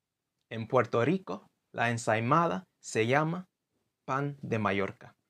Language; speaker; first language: Spanish; non-native, fluent; English